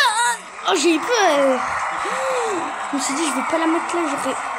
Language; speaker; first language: French; native; French